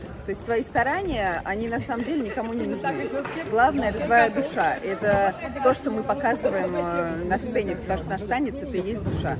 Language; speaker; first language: Russian; native; Russian